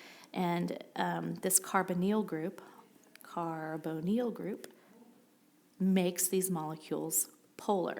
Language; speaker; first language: English; native; English